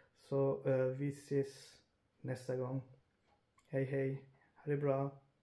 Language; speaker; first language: Swedish; non-native, fluent; Urdu